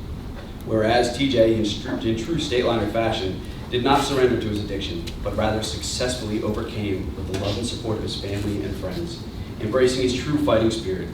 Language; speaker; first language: English; native; English